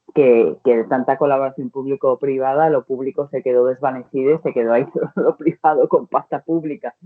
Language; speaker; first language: Spanish; native; Spanish